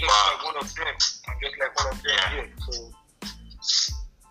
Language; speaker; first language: English; non-native, local second language; Yoruba